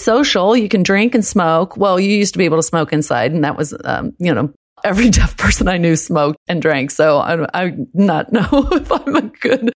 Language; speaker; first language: English; early bilingual, other home language; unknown